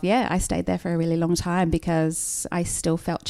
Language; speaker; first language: English; native; English